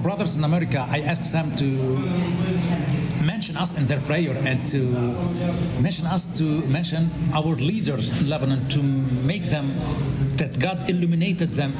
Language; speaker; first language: English; non-native, learner; Arabic